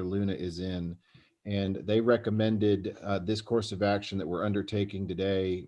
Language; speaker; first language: English; native; English